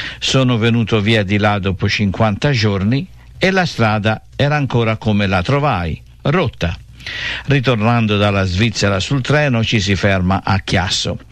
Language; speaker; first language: Italian; native; Italian